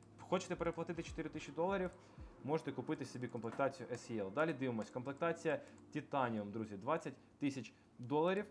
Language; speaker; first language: Ukrainian; non-native, local second language; Russian